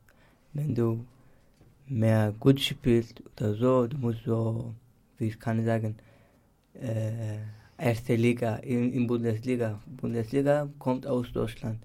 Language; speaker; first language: German; non-native, learner; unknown